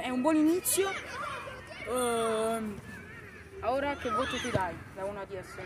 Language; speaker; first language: Italian; native; Italian